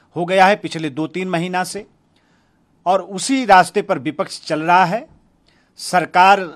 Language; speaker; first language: Hindi; native; Hindi